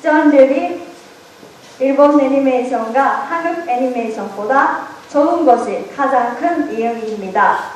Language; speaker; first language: Korean; non-native, learner; Japanese